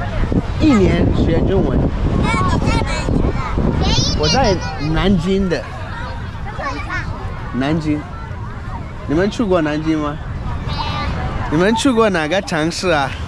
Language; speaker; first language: Chinese; non-native, learner; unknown